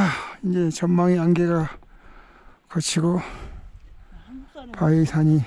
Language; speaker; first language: Korean; native; Korean